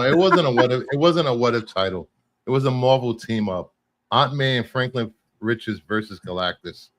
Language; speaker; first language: English; native; English